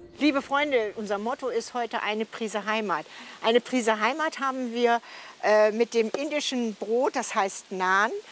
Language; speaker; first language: German; native; German